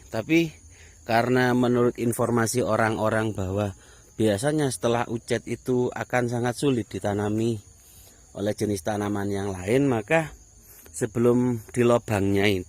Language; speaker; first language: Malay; non-native, local second language; Javanese